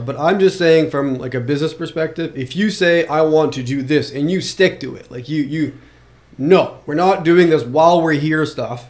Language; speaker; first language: English; non-native, local second language; French